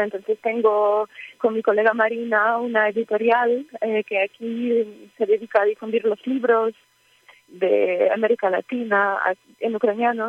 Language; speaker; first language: Spanish; early bilingual, heritage; Ukrainian